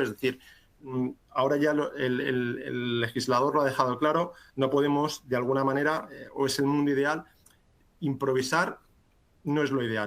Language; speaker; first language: Spanish; native; Spanish